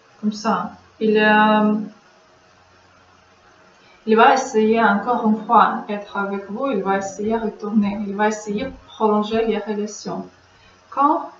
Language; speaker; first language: French; non-native, learner; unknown